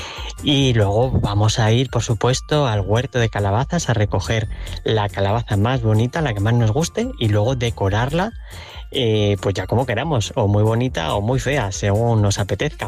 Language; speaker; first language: Spanish; native; Spanish